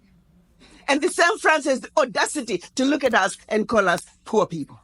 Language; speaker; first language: English; non-native, local second language; Shona